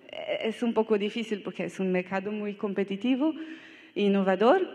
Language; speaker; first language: Spanish; non-native, learner; Portuguese